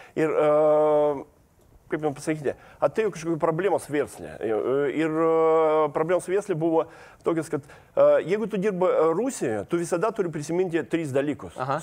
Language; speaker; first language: Lithuanian; non-native, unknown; Russian